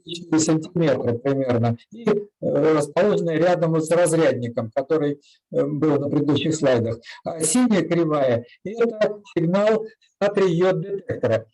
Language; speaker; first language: Russian; native; Russian